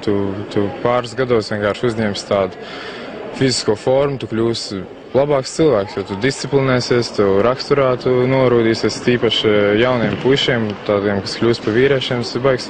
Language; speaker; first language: Latvian; native; Latvian